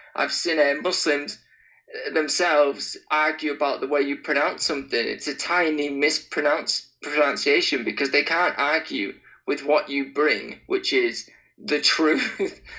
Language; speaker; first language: English; native; English